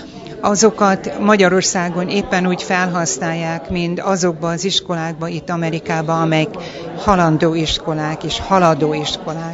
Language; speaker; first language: Hungarian; early bilingual, heritage; Hungarian